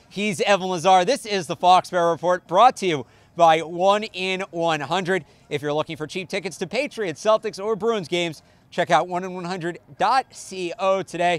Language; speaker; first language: English; native; English